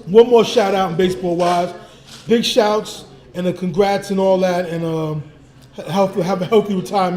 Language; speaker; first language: English; native; English